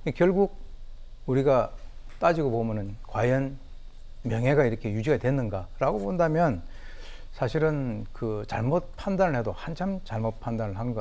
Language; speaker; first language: Korean; native; Korean